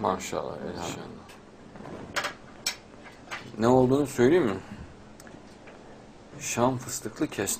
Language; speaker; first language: Turkish; native; Turkish